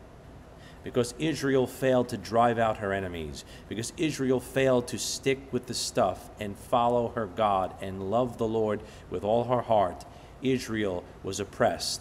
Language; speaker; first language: English; native; English